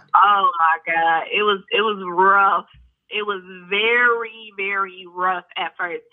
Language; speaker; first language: English; native; English